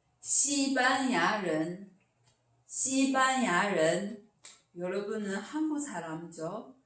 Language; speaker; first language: Korean; non-native, learner; Chinese